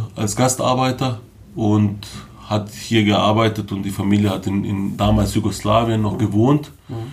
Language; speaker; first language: German; early bilingual, other home language; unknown